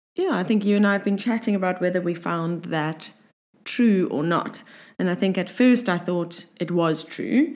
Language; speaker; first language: English; native; English